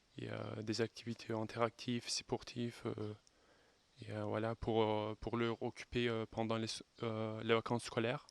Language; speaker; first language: French; non-native, fluent; Turkish